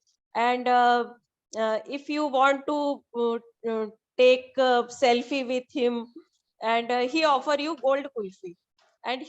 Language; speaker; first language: English; non-native, learner; Hindi